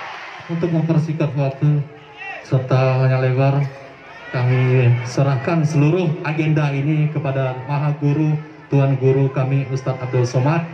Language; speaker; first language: Indonesian; native; Indonesian